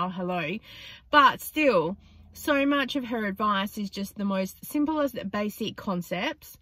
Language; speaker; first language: English; native; English